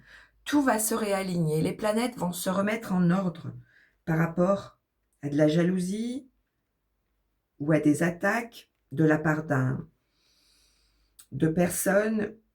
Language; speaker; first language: French; native; French